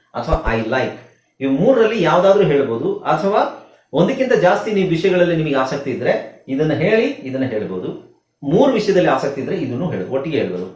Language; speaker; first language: Kannada; native; Kannada